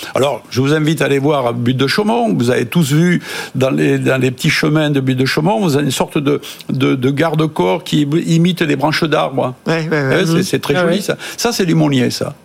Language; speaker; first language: French; native; French